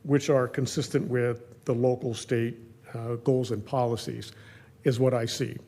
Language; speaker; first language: English; native; English